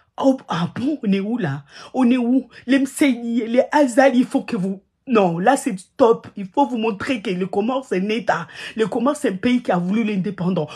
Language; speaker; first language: French; non-native, local second language; Ngazidja Comorian